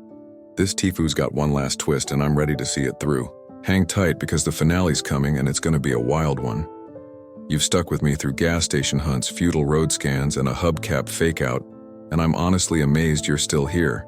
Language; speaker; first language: English; native; English